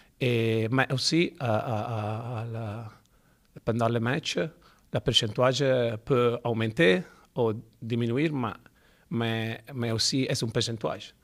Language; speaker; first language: French; non-native, fluent; Italian